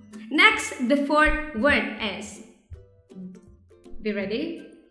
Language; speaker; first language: English; non-native, fluent; Indonesian